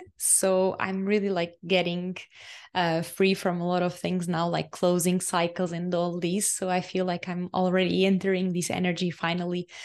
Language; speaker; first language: English; non-native, fluent; Portuguese